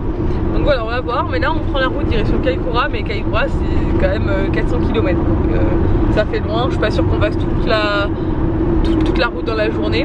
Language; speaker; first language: French; native; French